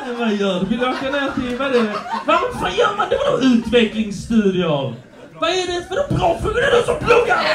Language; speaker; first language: Swedish; early bilingual, other home language; Polish